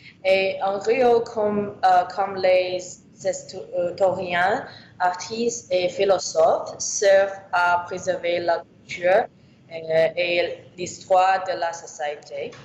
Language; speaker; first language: French; non-native, learner; English